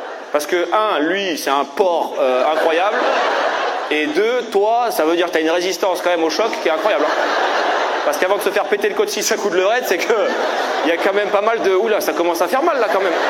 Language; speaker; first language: French; native; French